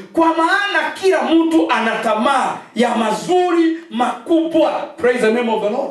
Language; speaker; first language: Swahili; non-native, local second language; Kikuyu